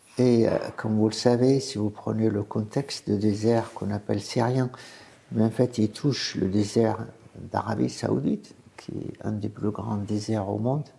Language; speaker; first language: French; non-native, fluent; Arabic